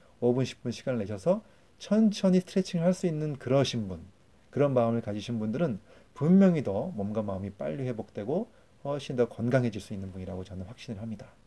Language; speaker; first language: Korean; native; Korean